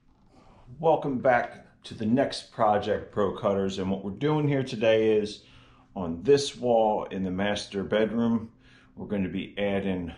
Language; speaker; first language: English; native; English